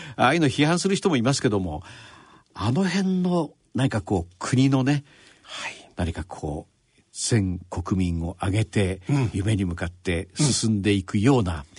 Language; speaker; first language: Japanese; native; Japanese